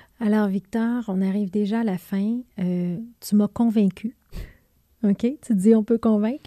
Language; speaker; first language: French; native; French